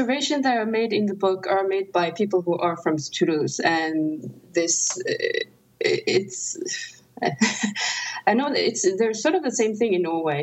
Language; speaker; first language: English; non-native, fluent; Norwegian